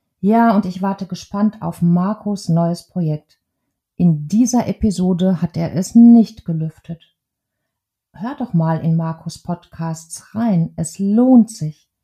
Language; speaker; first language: German; native; German